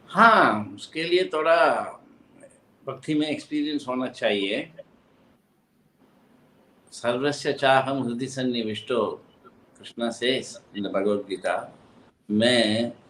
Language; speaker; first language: Hindi; non-native, local second language; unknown